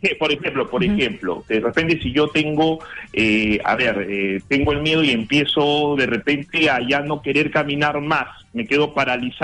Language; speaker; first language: Spanish; native; Spanish